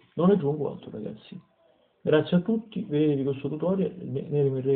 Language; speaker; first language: Italian; native; Italian